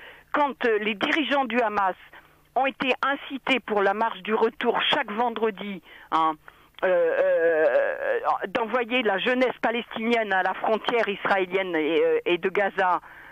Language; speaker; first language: French; native; French